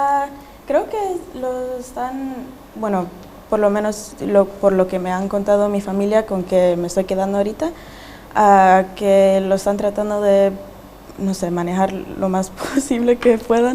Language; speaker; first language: Spanish; early bilingual, heritage; Spanish